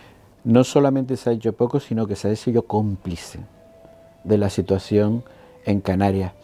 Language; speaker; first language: Spanish; native; Spanish